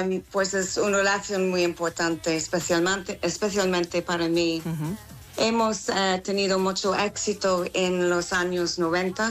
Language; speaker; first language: Spanish; non-native, learner; English